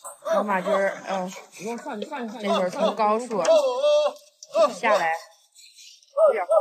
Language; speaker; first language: Chinese; native; Chinese